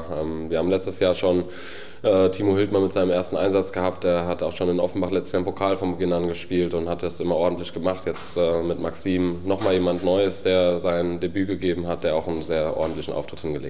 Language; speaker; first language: German; native; German